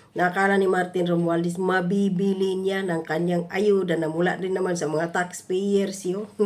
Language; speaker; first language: Filipino; non-native, local second language; Cebuano